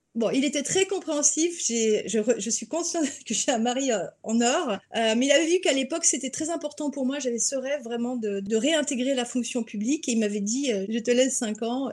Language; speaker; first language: French; native; French